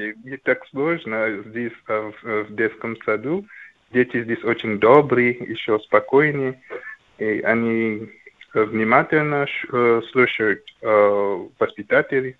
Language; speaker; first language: Russian; non-native, learner; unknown